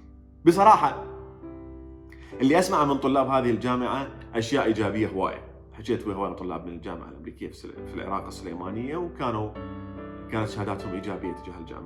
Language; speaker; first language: Arabic; native; Arabic